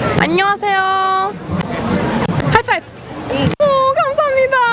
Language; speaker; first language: Korean; non-native, learner; Turkish